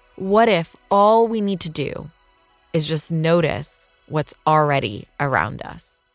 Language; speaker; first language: English; non-native, local second language; Urdu